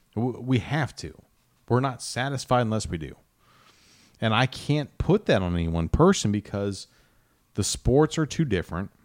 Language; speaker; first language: English; native; English